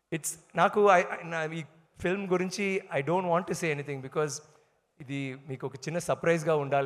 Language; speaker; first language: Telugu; non-native, learner; Tamil